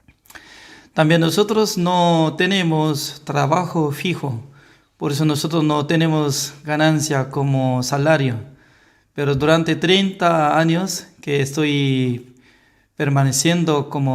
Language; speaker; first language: Spanish; non-native, learner; Korean